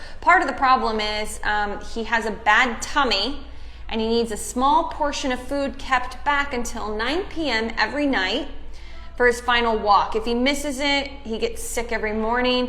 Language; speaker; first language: English; native; English